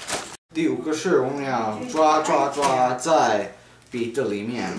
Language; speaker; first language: Chinese; non-native, learner; English